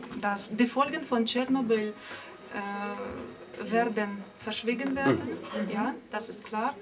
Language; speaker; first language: German; non-native, fluent; Russian